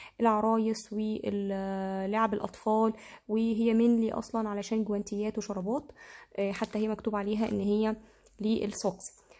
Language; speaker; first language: Arabic; native; Arabic